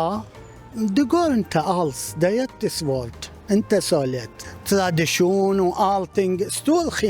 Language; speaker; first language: Swedish; non-native, learner; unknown